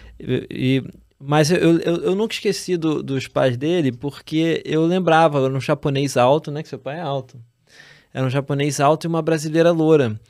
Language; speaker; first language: Portuguese; native; Portuguese